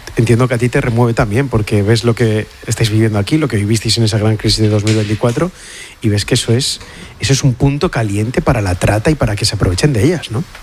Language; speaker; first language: Spanish; native; Spanish